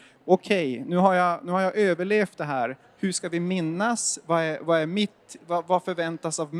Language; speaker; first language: Swedish; native; Swedish